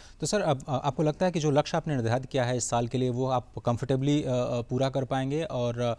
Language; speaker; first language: Hindi; native; Hindi